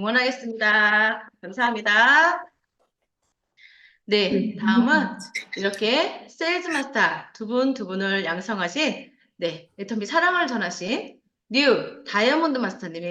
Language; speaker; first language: Korean; native; Korean